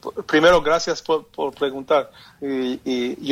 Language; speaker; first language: Spanish; non-native, fluent; Hebrew